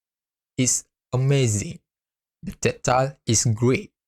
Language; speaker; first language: English; non-native, fluent; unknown